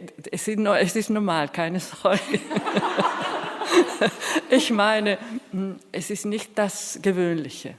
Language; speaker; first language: German; non-native, fluent; Spanish